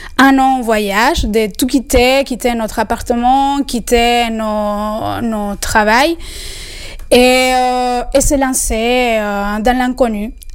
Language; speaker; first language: French; non-native, fluent; Spanish